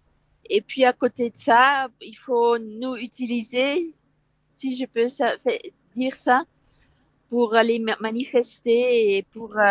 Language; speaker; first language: French; non-native, local second language; Dutch